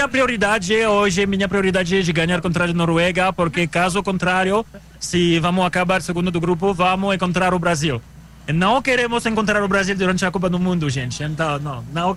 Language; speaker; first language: Portuguese; non-native, learner; French